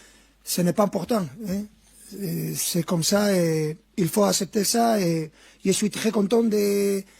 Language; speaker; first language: French; non-native, fluent; Spanish